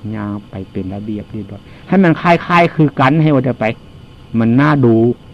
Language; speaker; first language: Thai; native; Thai